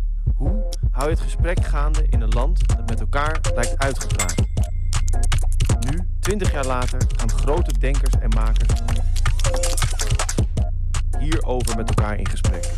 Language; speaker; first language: Dutch; native; Dutch